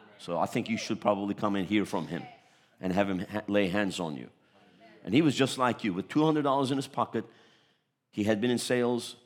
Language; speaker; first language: English; early bilingual, other home language; Turkish